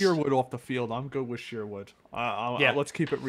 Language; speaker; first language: English; native; English